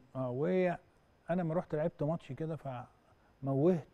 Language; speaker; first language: Arabic; native; Arabic